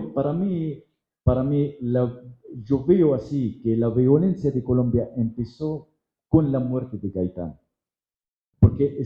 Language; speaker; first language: Spanish; non-native, fluent; Arabic